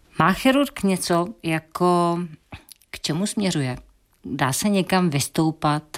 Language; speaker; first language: Czech; native; Czech